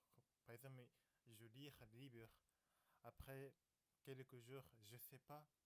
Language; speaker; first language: French; non-native, learner; Japanese